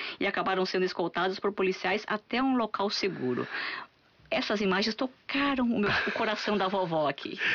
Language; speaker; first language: Portuguese; native; Portuguese